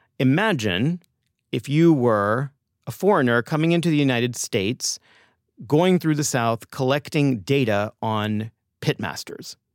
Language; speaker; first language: English; native; English